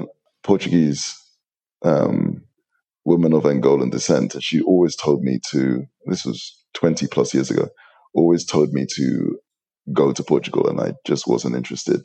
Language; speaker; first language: English; native; English